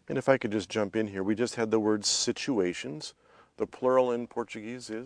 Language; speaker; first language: English; native; English